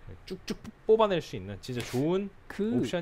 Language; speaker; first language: Korean; native; Korean